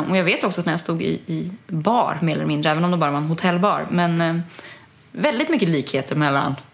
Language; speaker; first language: Swedish; early bilingual, other home language; German